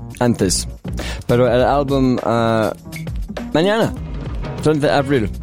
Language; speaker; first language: Spanish; non-native, learner; English